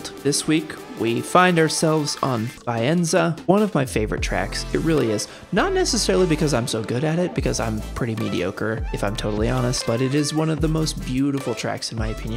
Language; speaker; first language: English; native; English